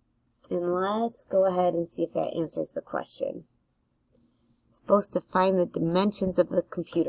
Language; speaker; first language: English; native; English